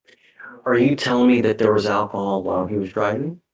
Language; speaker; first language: English; native; English